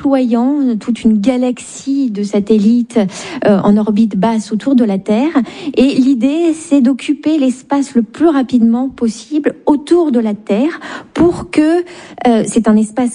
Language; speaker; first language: French; native; French